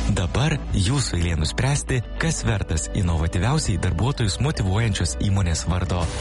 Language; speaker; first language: Lithuanian; native; Lithuanian